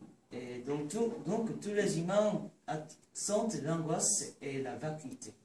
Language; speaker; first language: French; non-native, learner; Korean